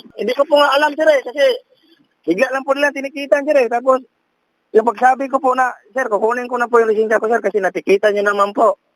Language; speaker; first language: Filipino; non-native, local second language; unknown